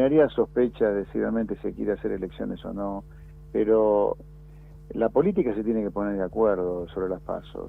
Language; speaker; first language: Spanish; native; Spanish